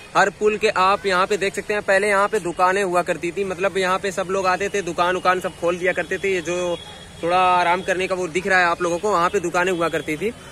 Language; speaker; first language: Hindi; native; Hindi